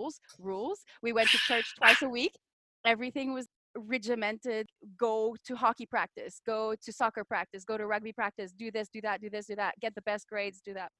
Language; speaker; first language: English; non-native, fluent; French